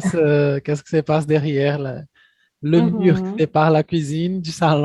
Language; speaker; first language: French; non-native, fluent; Portuguese